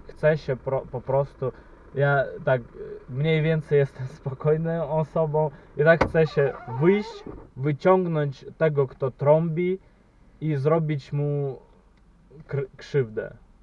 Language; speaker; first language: Polish; non-native, fluent; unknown